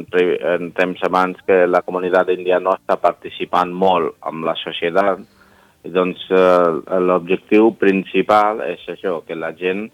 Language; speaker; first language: Catalan; non-native, learner; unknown